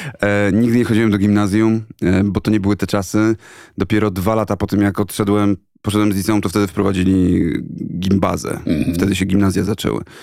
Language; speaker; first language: Polish; native; Polish